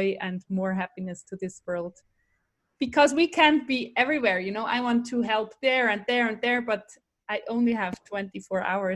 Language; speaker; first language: English; non-native, fluent; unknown